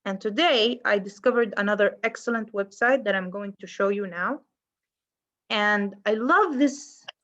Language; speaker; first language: English; non-native, fluent; Arabic